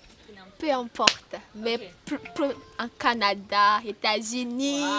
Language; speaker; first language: French; non-native, learner; Malagasy